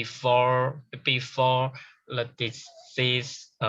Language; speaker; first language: English; non-native, learner; Chinese